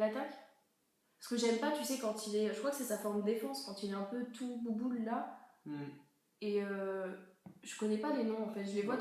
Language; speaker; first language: French; native; French